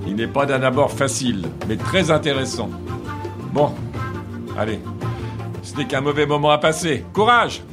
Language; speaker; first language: French; non-native, fluent; Portuguese